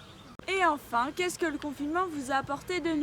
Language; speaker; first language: French; native; French